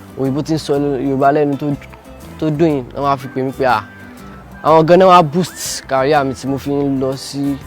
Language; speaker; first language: Yoruba; early bilingual, other home language; Portuguese